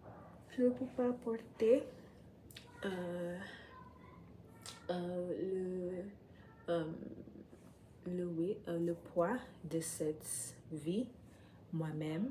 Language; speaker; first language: French; non-native, fluent; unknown